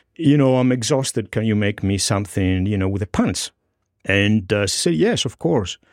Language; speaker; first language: English; non-native, fluent; Greek